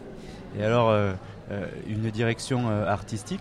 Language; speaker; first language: French; native; French